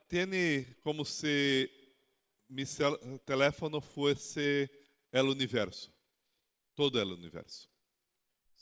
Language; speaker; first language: Spanish; non-native, learner; Portuguese